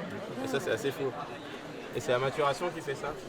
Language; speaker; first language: French; native; French